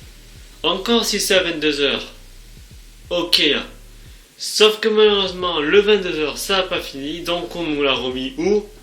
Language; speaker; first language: French; native; French